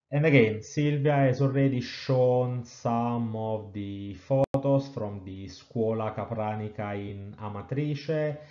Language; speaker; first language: English; non-native, fluent; Italian